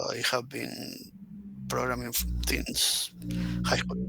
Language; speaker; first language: English; non-native, learner; Spanish